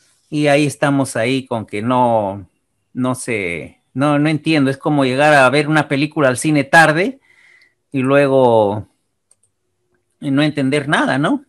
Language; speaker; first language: Spanish; native; Spanish